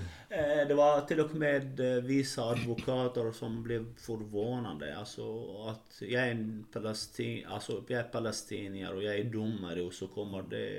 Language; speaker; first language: Swedish; non-native, fluent; Arabic